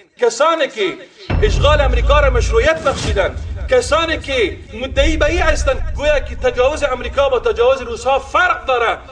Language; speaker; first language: Persian; native; Persian